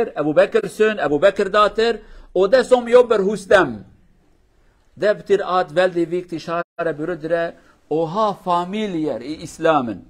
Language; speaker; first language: Norwegian; non-native, learner; Kurdish